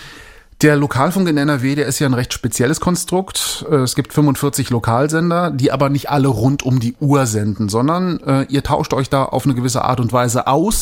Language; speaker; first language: German; native; German